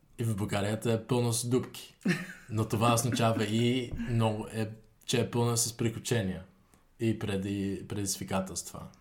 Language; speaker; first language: Bulgarian; non-native, fluent; Dutch